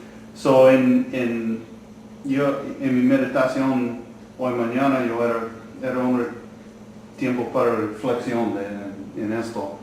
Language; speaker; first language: Spanish; non-native, learner; English